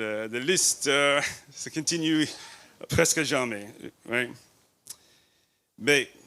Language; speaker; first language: French; non-native, learner; English